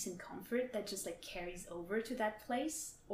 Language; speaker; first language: English; non-native, fluent; French